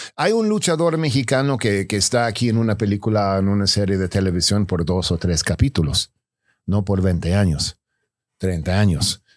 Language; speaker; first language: Spanish; non-native, fluent; English